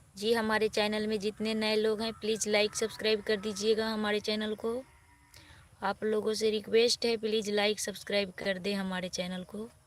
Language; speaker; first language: Hindi; native; Hindi